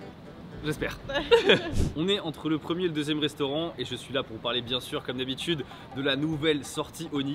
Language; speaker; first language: French; native; French